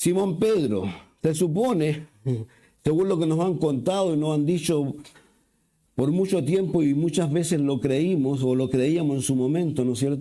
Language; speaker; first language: Spanish; native; Spanish